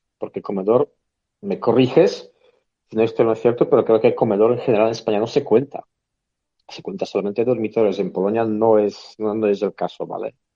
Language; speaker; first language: Spanish; non-native, fluent; Polish